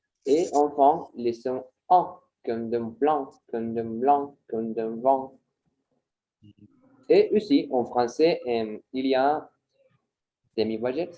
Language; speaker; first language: French; non-native, learner; Spanish